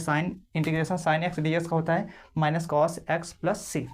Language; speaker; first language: Hindi; native; Hindi